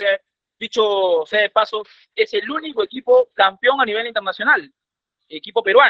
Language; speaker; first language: Spanish; native; Spanish